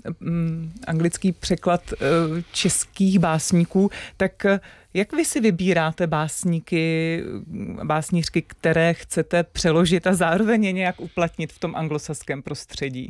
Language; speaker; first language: Czech; native; Czech